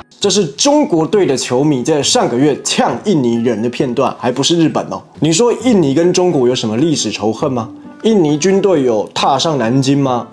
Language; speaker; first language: Chinese; native; Chinese